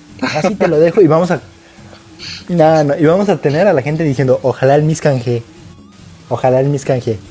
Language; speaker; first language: Spanish; native; Spanish